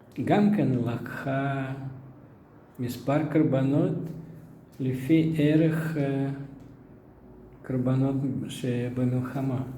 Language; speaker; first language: Hebrew; non-native, fluent; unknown